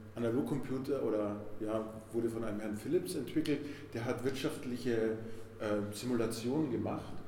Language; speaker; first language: German; native; German